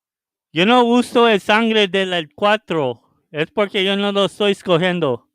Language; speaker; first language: Spanish; early bilingual, heritage; Spanish